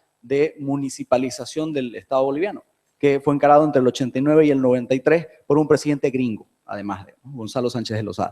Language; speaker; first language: Spanish; native; Spanish